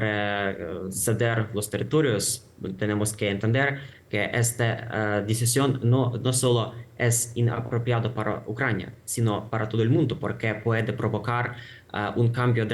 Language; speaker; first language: Spanish; non-native, fluent; Ukrainian